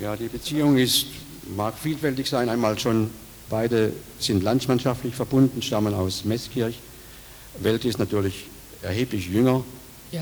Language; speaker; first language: German; native; German